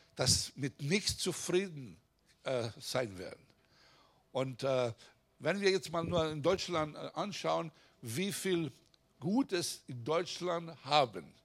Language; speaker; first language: German; non-native, fluent; Greek